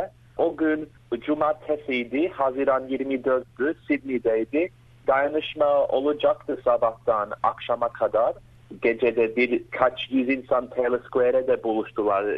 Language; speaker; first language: Turkish; early bilingual, heritage; Turkish